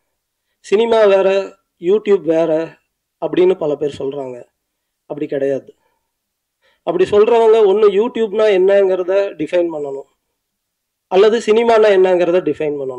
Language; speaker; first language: Tamil; native; Tamil